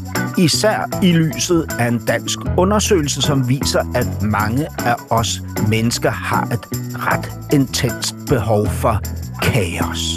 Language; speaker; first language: Danish; native; Danish